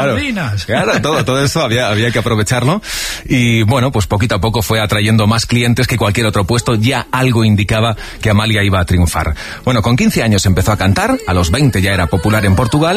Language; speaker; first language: Spanish; native; Spanish